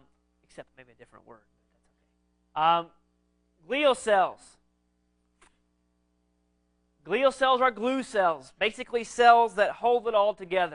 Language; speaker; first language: English; native; English